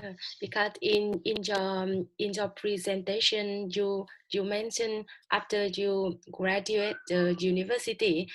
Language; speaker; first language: English; non-native, learner; Vietnamese